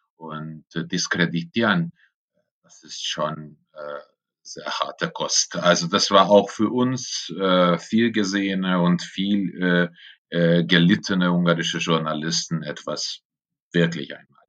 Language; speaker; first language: German; non-native, fluent; Hungarian